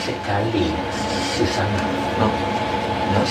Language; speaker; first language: Indonesian; non-native, learner; Spanish